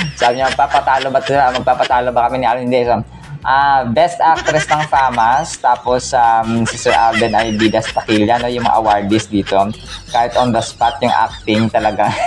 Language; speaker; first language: Filipino; native; Filipino